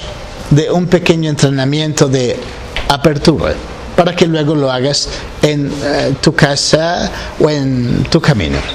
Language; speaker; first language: Spanish; native; Spanish